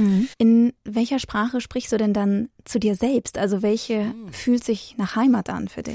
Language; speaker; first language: German; native; German